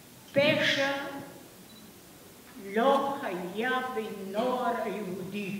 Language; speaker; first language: Hebrew; non-native, fluent; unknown